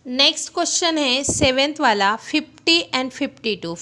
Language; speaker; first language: Hindi; non-native, local second language; Marathi